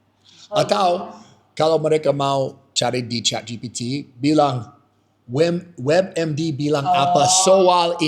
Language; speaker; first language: Indonesian; non-native, fluent; English